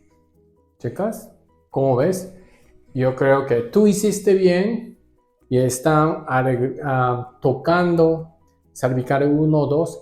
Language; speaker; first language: Spanish; non-native, learner; Japanese